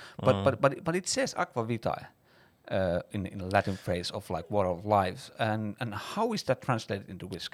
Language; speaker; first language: English; non-native, fluent; Finnish